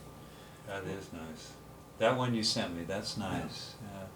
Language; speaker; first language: English; native; English